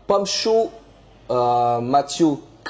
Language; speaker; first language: French; native; French